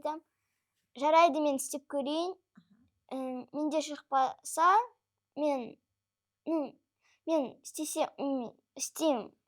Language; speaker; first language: Kazakh; non-native, local second language; Russian